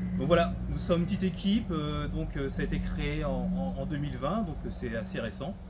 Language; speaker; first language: French; native; French